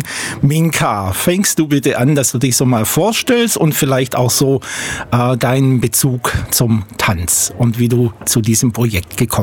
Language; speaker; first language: German; native; German